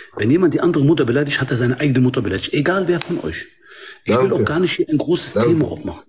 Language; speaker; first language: German; early bilingual, other home language; Arabic